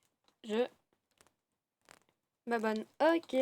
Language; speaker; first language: French; native; French